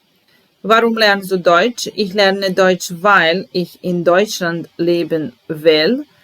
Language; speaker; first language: German; non-native, fluent; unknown